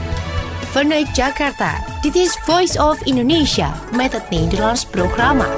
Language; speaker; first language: Dutch; non-native, learner; Indonesian